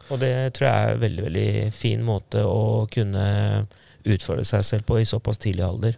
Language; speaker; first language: Norwegian; non-native, fluent; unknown